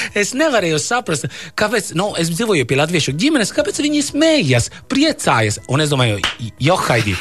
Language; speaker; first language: Latvian; non-native, fluent; Italian